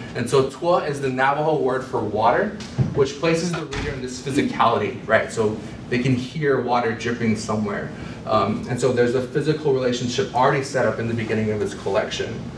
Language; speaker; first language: English; native; English